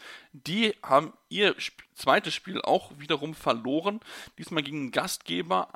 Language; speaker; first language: German; native; German